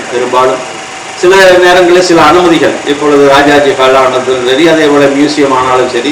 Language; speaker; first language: Tamil; native; Tamil